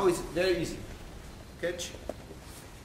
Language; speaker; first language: English; non-native, learner; German